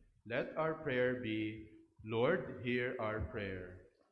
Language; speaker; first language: English; non-native, local second language; Filipino